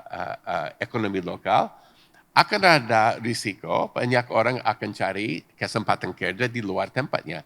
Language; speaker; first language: Indonesian; non-native, fluent; English